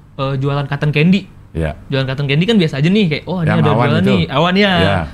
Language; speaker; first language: Indonesian; native; Indonesian